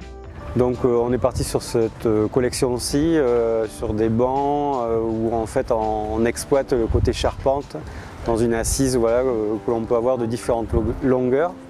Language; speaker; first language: French; native; French